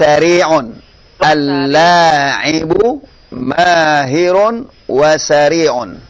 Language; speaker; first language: Arabic; non-native, fluent; Indonesian